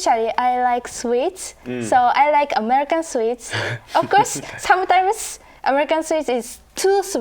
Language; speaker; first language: English; non-native, learner; Japanese